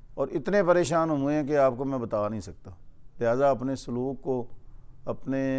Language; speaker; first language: Urdu; non-native, local second language; Punjabi